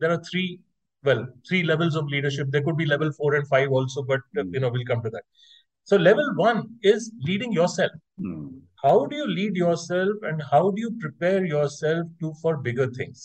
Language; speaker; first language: English; non-native, local second language; Hindi